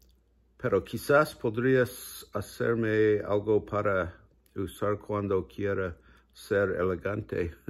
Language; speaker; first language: Spanish; non-native, learner; English